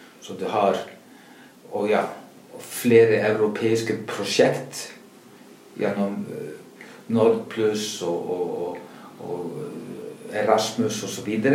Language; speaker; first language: Norwegian; non-native, fluent; Icelandic